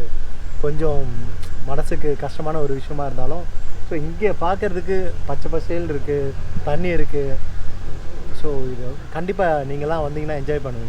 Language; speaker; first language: Tamil; native; Tamil